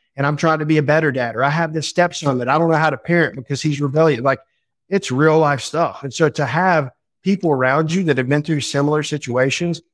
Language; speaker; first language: English; native; English